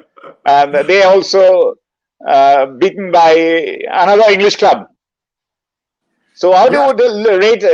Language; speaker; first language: English; non-native, local second language; Bangla